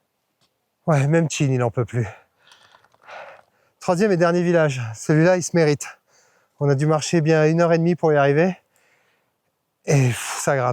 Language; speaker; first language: French; native; French